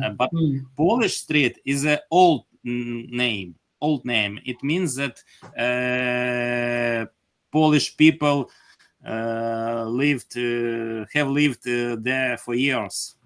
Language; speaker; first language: English; non-native, learner; Ukrainian